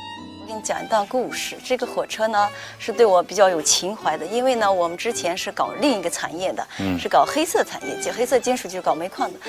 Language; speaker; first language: Chinese; native; Chinese